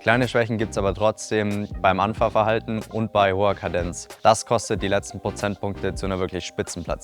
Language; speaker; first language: German; native; German